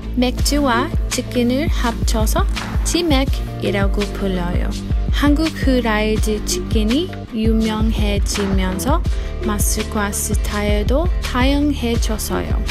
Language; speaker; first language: Korean; non-native, learner; English